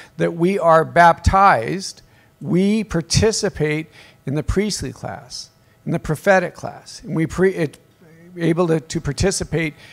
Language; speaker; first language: English; native; English